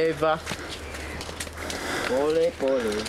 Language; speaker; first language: Russian; non-native, learner; Swahili